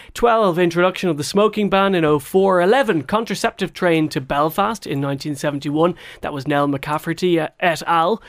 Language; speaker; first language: English; native; English